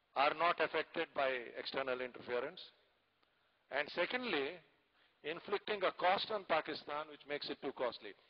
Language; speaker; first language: English; non-native, local second language; Tamil